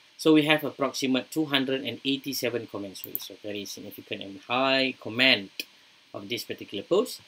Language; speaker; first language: English; non-native, local second language; Malay